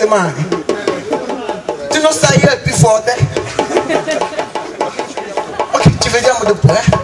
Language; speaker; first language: Italian; non-native, learner; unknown